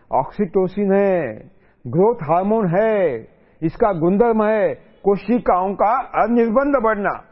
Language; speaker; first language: Hindi; non-native, local second language; Marathi